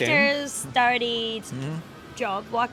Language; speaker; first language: English; non-native, learner; Japanese